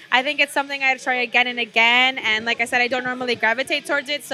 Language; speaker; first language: English; early bilingual, other home language; Spanish